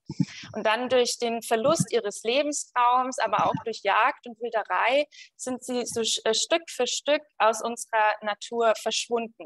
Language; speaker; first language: German; native; German